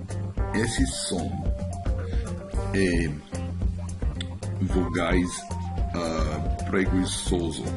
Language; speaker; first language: Portuguese; non-native, learner; English